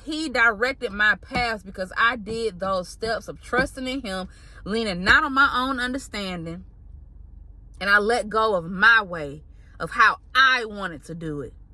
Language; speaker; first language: English; native; English